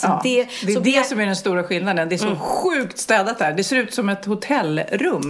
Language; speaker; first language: Swedish; native; Swedish